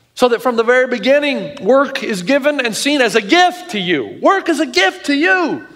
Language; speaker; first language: English; native; English